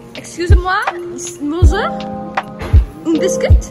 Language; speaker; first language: French; non-native, learner; English